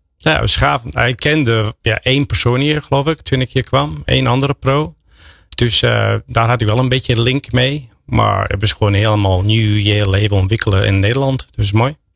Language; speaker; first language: Dutch; non-native, fluent; English